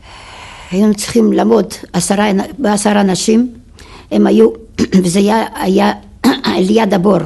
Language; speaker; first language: Hebrew; non-native, fluent; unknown